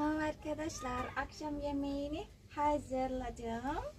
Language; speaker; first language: Turkish; non-native, learner; Indonesian